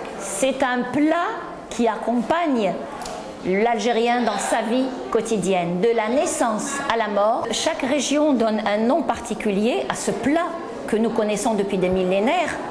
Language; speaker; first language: French; non-native, local second language; Arabic